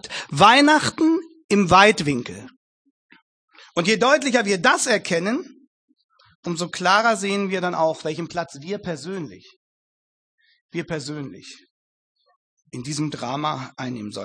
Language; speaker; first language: German; native; German